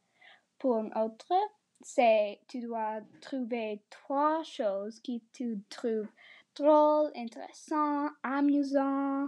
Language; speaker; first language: French; non-native, learner; English